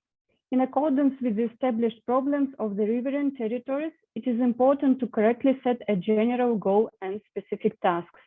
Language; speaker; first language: English; non-native, fluent; Russian